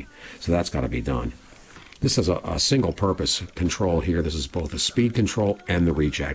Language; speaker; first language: English; native; English